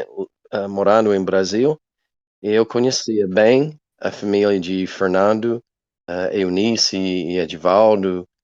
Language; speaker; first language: Portuguese; non-native, learner; English